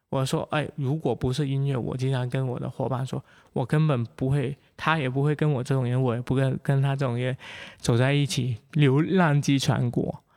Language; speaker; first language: Chinese; non-native, local second language; Cantonese